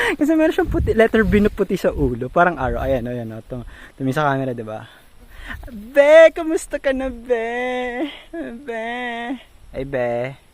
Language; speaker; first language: Filipino; non-native, local second language; Bikol